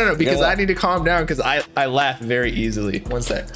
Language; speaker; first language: English; native; English